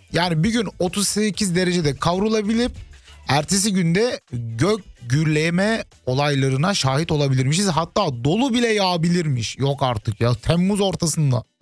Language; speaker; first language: Turkish; early bilingual, heritage; Turkish